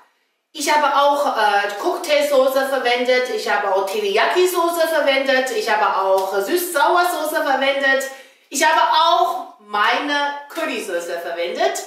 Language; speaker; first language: German; non-native, fluent; Chinese